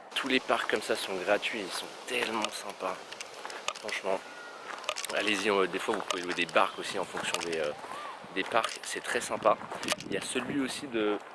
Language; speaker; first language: French; native; French